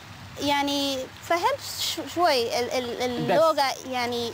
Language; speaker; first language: Arabic; non-native, learner; English